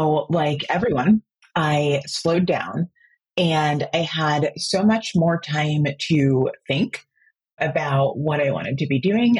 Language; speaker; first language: English; native; English